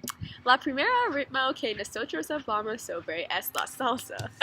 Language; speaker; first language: Spanish; non-native, learner; English